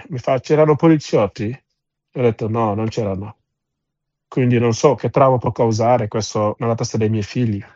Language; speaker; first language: Italian; non-native, fluent; Wolof